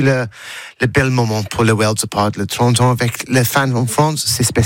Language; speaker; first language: French; non-native, learner; English